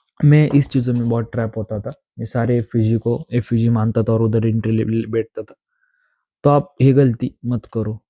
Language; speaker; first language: Hindi; non-native, local second language; Marathi